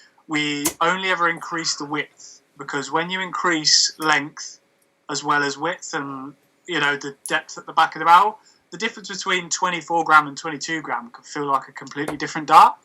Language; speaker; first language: English; native; English